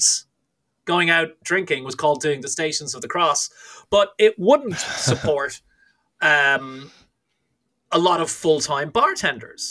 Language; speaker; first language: English; native; English